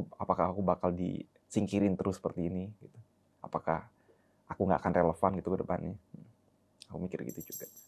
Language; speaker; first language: Indonesian; early bilingual, heritage; Indonesian